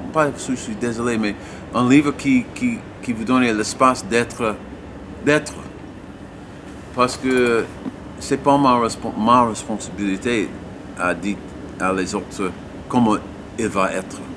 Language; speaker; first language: French; non-native, learner; English